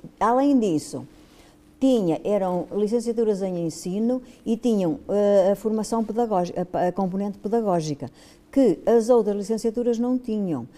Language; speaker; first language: Portuguese; native; Portuguese